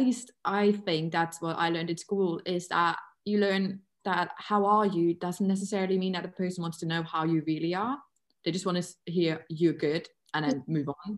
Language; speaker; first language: English; non-native, fluent; German